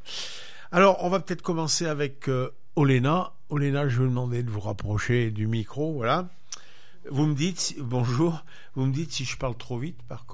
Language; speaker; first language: French; native; French